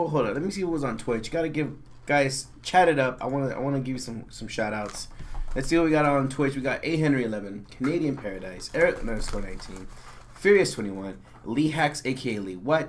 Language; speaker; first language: English; native; English